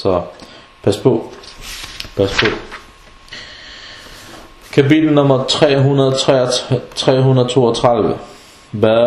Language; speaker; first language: Danish; non-native, fluent; Arabic